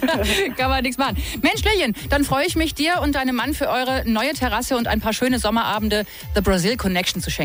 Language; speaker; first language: German; native; German